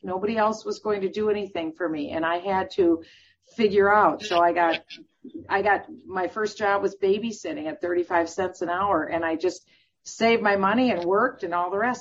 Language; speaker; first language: English; native; English